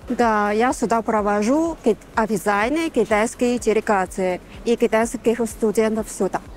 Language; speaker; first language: Russian; non-native, fluent; Chinese